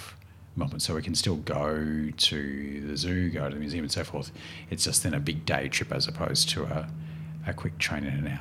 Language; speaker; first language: English; native; English